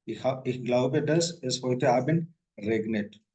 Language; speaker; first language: German; non-native, fluent; Hindi